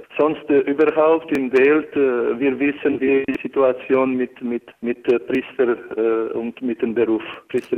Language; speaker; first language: German; non-native, learner; Albanian